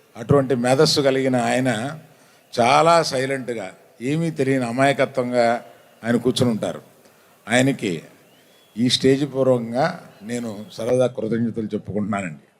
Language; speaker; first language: Telugu; native; Telugu